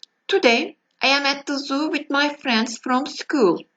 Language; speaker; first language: English; non-native, fluent; Turkish